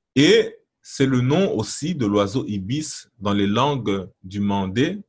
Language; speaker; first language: French; non-native, local second language; Lingala